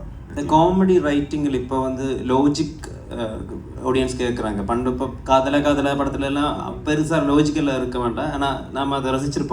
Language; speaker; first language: Tamil; non-native, local second language; Malayalam